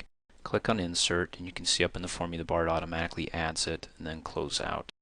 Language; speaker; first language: English; native; English